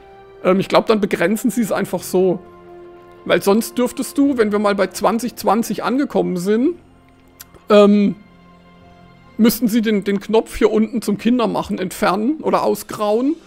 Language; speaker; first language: German; native; German